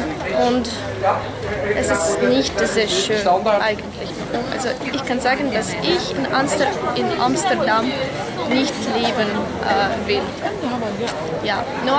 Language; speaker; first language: German; non-native, learner; Russian